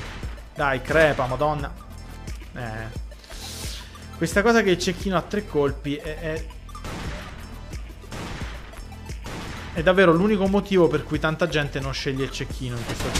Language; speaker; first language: Italian; native; Italian